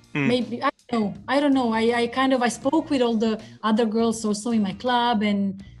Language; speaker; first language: English; non-native, fluent; Croatian